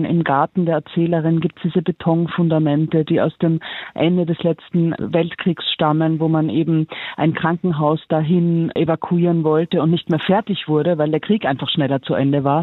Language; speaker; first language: German; native; German